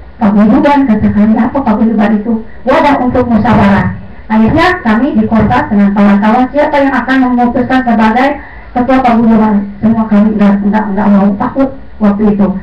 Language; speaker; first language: Indonesian; non-native, local second language; Sundanese